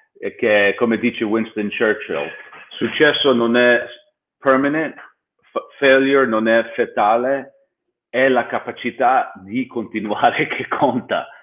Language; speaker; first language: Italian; early bilingual, heritage; English